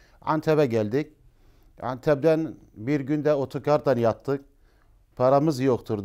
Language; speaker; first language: Turkish; non-native, learner; Arabic